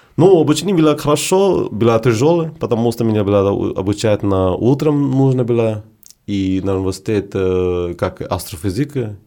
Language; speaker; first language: Russian; non-native, fluent; Hindi